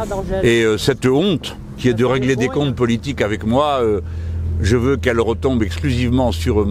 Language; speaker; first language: French; native; French